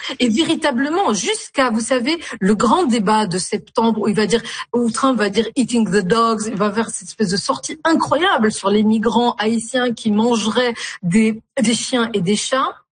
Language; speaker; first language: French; non-native, local second language; Arabic